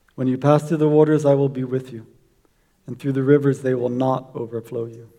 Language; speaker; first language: English; native; English